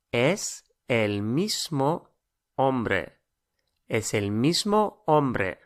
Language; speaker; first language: Spanish; non-native, fluent; English